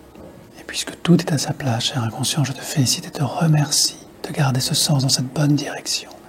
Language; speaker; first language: French; native; French